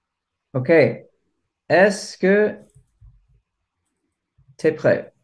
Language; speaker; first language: French; non-native, fluent; English